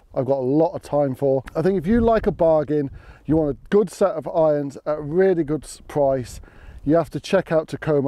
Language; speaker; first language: English; native; English